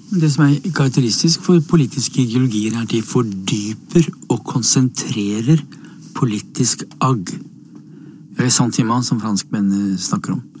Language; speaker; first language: Norwegian; native; Norwegian